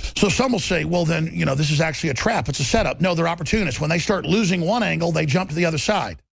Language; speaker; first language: English; native; English